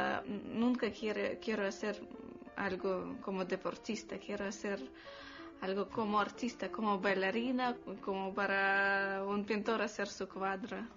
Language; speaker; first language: Spanish; non-native, learner; Russian